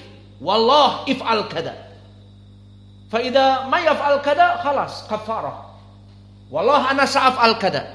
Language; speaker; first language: Arabic; non-native, fluent; Indonesian